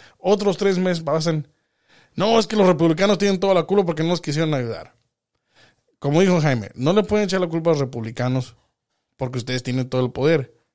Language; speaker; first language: Spanish; early bilingual, heritage; Spanish